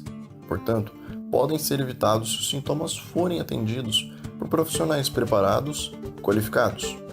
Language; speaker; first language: Portuguese; native; Portuguese